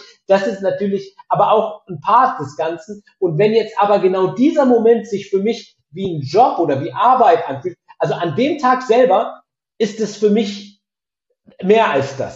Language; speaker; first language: German; native; German